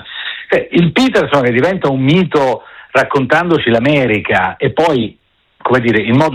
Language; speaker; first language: Italian; native; Italian